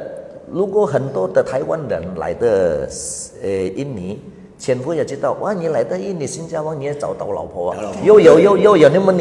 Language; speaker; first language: Chinese; non-native, learner; Hakka Chinese